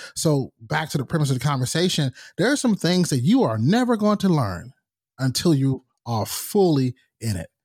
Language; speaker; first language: English; native; English